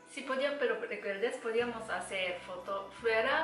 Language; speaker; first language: Spanish; non-native, learner; Japanese